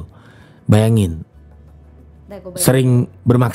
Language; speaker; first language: Indonesian; native; Indonesian